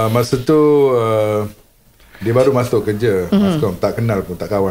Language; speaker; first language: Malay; non-native, local second language; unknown